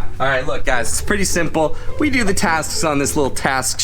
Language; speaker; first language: English; native; English